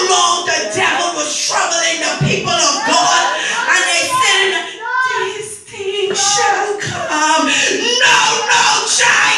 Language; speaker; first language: English; native; English